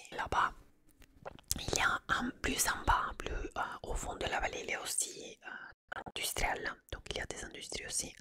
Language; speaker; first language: French; non-native, fluent; Italian